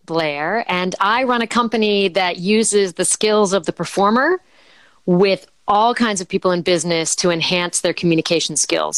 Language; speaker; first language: English; native; English